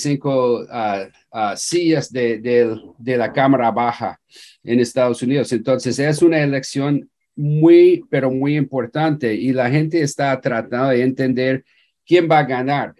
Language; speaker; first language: Spanish; non-native, fluent; English